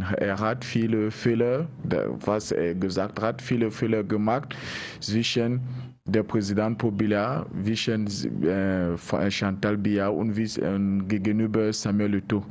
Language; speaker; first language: German; non-native, learner; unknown